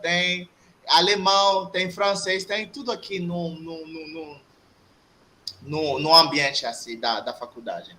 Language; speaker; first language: Portuguese; non-native, fluent; Haitian Creole